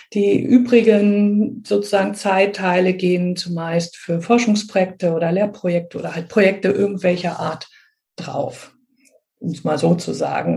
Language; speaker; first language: German; native; German